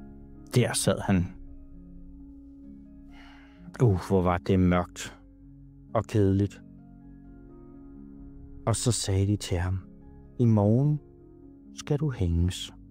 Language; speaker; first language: Danish; native; Danish